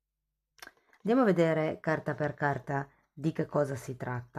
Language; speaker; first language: Italian; native; Italian